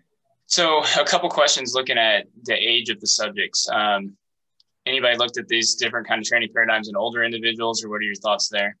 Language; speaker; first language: English; native; English